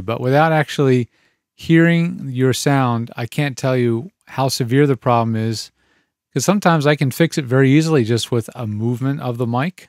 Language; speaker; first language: English; native; English